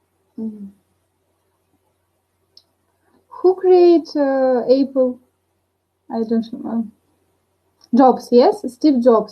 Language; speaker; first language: English; non-native, learner; Russian